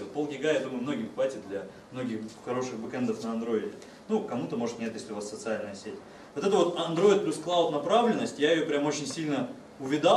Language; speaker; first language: Russian; native; Russian